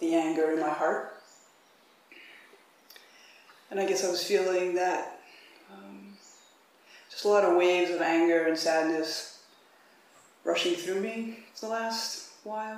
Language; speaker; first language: English; native; English